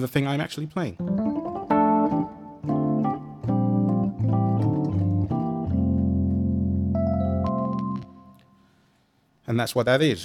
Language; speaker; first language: English; native; English